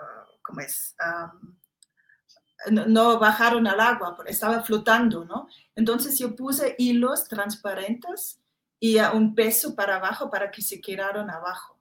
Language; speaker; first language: Spanish; non-native, fluent; German